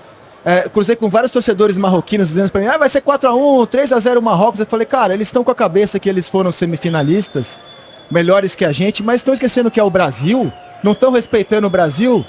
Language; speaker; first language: Portuguese; native; Portuguese